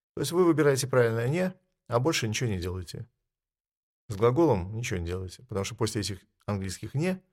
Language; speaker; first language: Russian; native; Russian